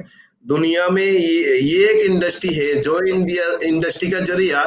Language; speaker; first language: Hindi; non-native, fluent; Bangla